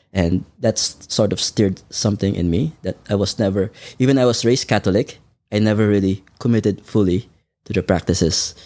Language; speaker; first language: English; non-native, local second language; Filipino